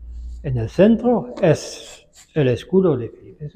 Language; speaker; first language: Spanish; non-native, fluent; Dutch